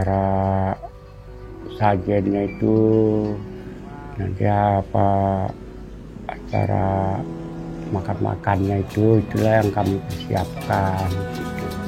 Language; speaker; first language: Indonesian; non-native, local second language; Balinese